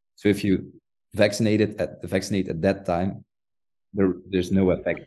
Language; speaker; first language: English; non-native, fluent; Dutch